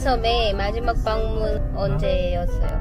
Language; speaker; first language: Korean; non-native, learner; Filipino